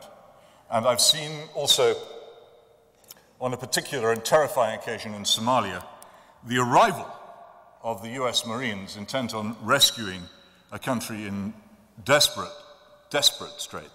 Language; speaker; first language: English; native; English